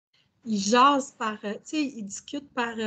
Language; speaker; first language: French; native; French